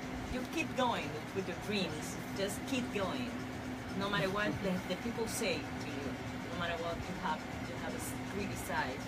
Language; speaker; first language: English; non-native, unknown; Spanish